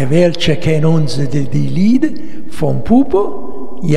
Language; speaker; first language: German; non-native, learner; Italian